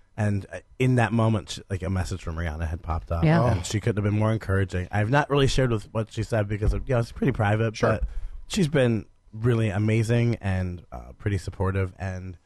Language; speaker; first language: English; native; English